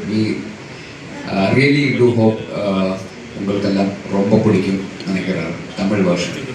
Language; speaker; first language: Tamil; non-native, local second language; Malayalam